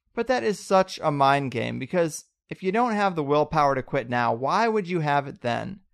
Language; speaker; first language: English; native; English